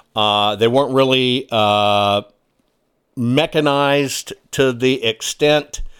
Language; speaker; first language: English; early bilingual, other home language; German